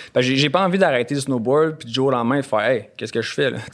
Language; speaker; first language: French; native; French